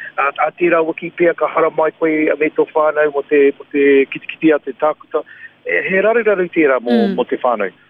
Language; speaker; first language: Māori; non-native, local second language; English